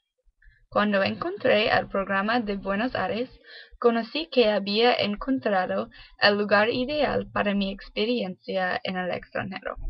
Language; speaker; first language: Spanish; non-native, learner; English